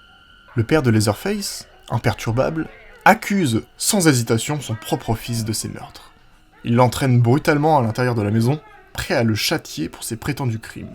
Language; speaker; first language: French; native; French